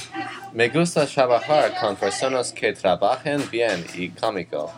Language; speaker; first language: Spanish; non-native, learner; English